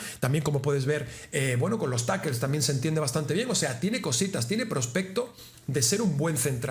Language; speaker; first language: Spanish; native; Spanish